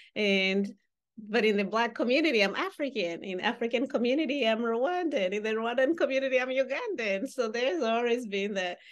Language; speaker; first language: English; non-native, local second language; Kinyarwanda